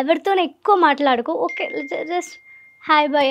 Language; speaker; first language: Telugu; non-native, learner; Malayalam